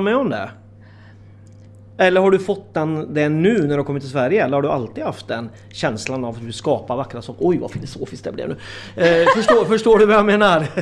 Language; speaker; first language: Swedish; native; Swedish